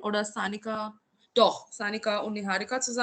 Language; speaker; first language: German; non-native, fluent; Marathi